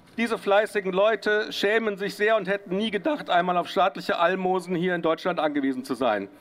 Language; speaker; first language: German; native; German